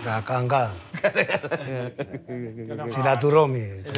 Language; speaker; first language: Indonesian; non-native, fluent; Spanish